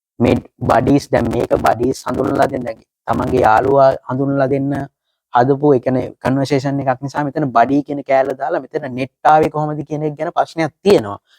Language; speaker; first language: Sinhala; native; Sinhala